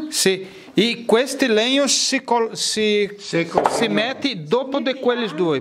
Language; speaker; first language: Italian; non-native, learner; Portuguese